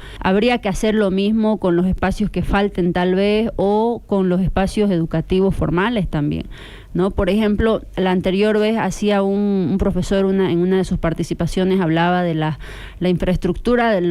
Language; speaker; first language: Spanish; native; Spanish